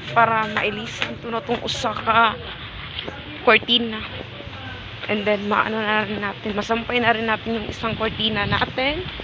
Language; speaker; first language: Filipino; non-native, local second language; Cebuano